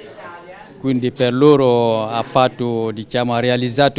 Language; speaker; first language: Italian; non-native, fluent; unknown